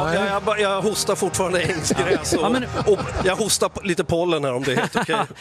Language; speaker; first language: Swedish; native; Swedish